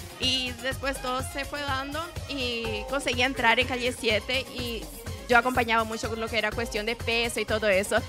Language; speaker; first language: Spanish; non-native, local second language; Portuguese